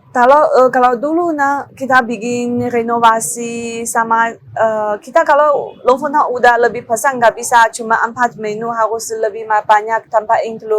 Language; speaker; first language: Indonesian; non-native, learner; Chinese